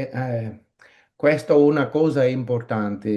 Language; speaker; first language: Italian; non-native, learner; English